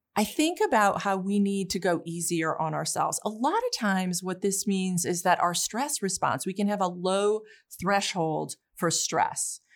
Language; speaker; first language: English; early bilingual, other home language; Polish